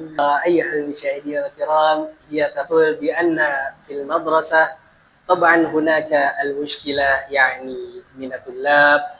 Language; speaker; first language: Arabic; non-native, fluent; Indonesian